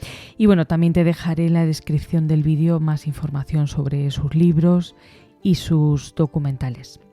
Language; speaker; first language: Spanish; native; Spanish